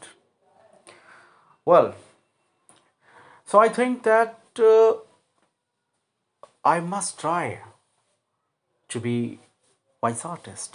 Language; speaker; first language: English; non-native, local second language; Hindi